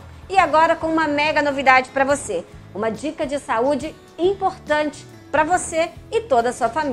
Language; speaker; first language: Portuguese; native; Portuguese